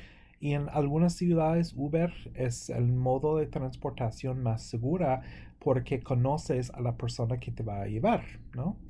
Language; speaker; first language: Spanish; non-native, fluent; English